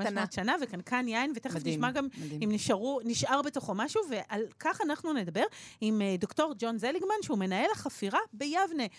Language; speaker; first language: Hebrew; native; Hebrew